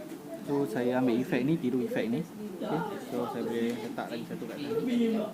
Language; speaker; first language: Malay; native; Malay